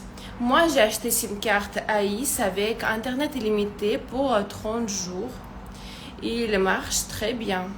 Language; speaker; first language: French; non-native, fluent; Russian